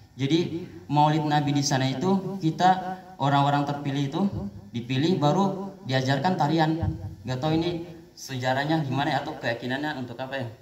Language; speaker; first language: Indonesian; native; Indonesian